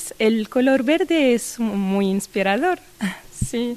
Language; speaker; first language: Spanish; non-native, fluent; Arabic